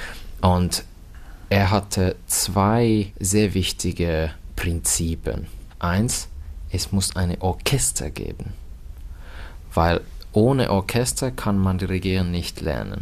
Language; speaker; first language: German; non-native, learner; Finnish